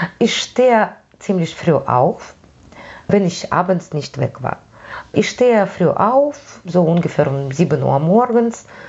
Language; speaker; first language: German; non-native, fluent; Russian